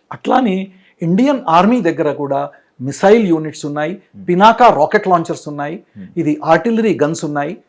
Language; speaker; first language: Telugu; native; Telugu